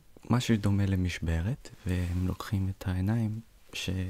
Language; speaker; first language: Hebrew; non-native, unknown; English